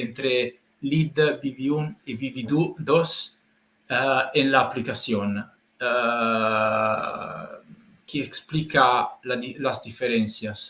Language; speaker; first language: Spanish; non-native, learner; Italian